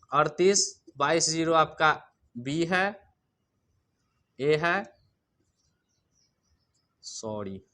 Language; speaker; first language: Hindi; native; Hindi